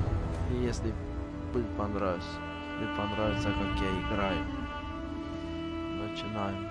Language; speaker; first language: Russian; non-native, local second language; Romanian